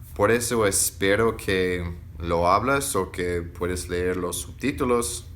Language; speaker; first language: Spanish; non-native, fluent; English